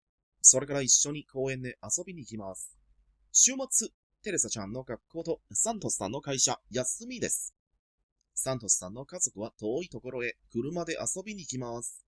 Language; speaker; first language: Japanese; non-native, fluent; Cantonese